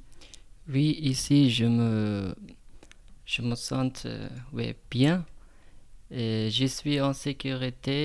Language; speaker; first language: French; non-native, learner; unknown